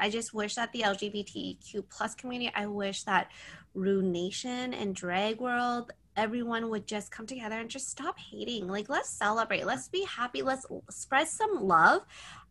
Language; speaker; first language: English; native; English